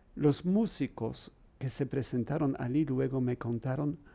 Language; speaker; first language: Spanish; non-native, fluent; Polish